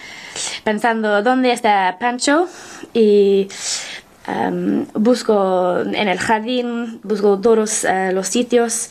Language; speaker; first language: Spanish; non-native, learner; English